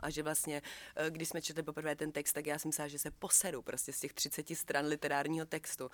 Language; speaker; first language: Czech; native; Czech